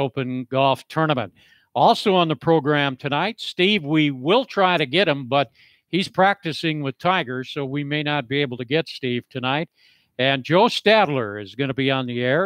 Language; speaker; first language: English; native; English